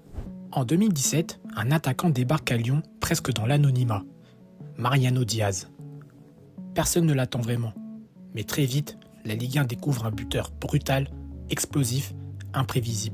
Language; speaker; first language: French; native; French